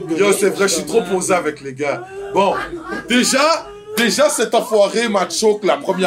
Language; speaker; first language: French; native; French